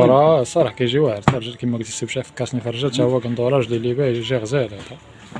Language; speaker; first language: Arabic; native; Arabic